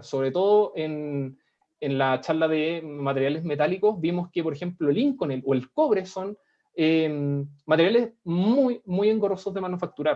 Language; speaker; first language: Spanish; native; Spanish